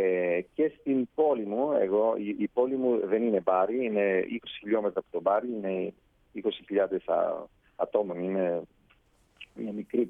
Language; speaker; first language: Greek; non-native, fluent; Italian